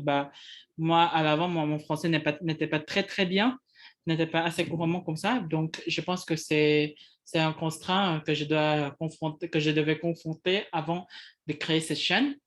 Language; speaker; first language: French; non-native, fluent; Indonesian